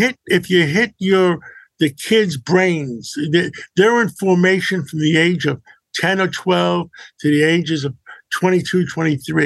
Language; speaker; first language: English; early bilingual, other home language; Greek